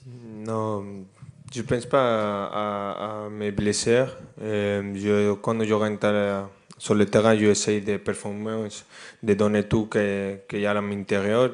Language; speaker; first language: French; non-native, fluent; Spanish